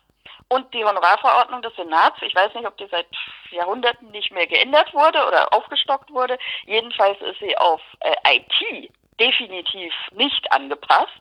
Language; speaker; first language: German; native; German